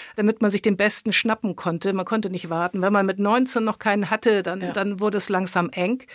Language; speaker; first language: German; native; German